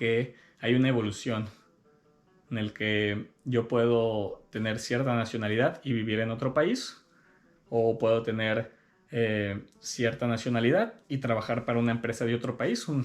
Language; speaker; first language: Spanish; native; Spanish